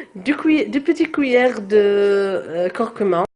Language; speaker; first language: French; non-native, local second language; Arabic